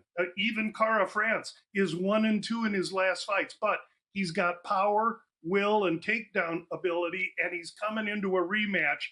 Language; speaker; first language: English; native; English